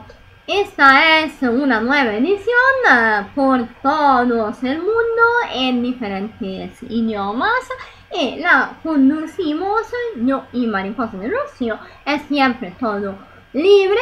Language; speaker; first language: Spanish; non-native, learner; Italian